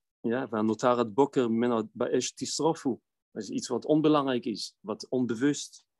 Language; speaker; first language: Dutch; non-native, fluent; Hebrew